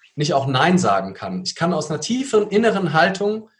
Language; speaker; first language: German; native; German